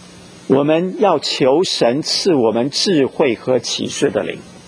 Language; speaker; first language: Chinese; native; Chinese